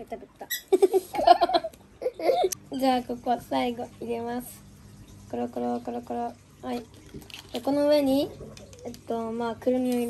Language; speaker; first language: Japanese; early bilingual, other home language; Russian